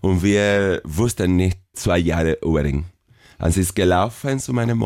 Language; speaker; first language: German; non-native, fluent; Spanish